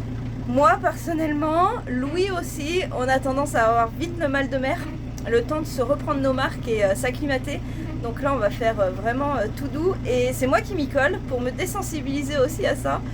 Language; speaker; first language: French; native; French